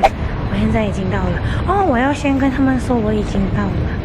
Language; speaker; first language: Chinese; non-native, fluent; Thai